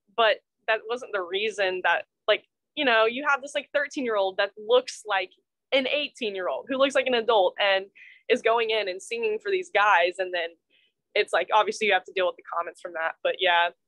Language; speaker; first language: English; native; English